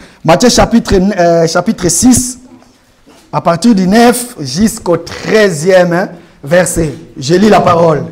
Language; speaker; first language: French; non-native, local second language; Lingala